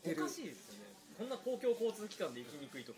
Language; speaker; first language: Japanese; native; Japanese